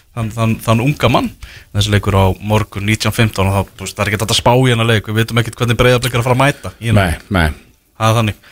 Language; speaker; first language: Icelandic; native; Icelandic